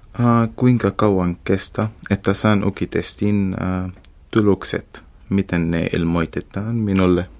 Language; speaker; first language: Finnish; non-native, learner; Arabic